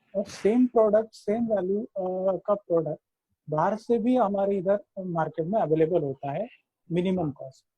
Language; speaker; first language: Hindi; non-native, local second language; Marathi